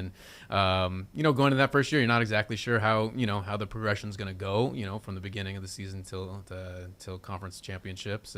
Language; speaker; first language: English; native; English